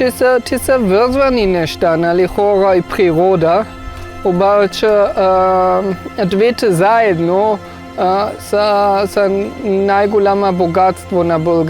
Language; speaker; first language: Bulgarian; non-native, fluent; German